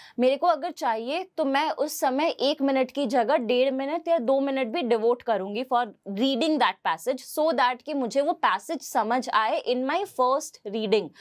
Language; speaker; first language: Hindi; native; Hindi